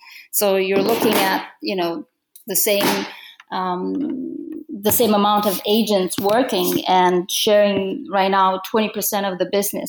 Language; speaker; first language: English; non-native, fluent; Romanian